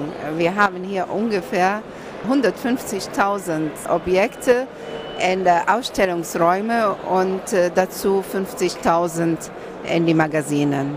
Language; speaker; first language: German; non-native, fluent; Arabic